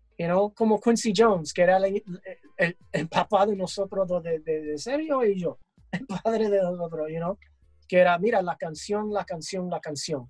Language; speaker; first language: Spanish; early bilingual, heritage; English